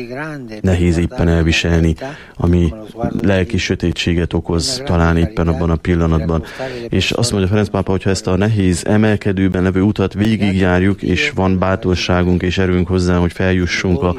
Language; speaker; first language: Hungarian; native; Hungarian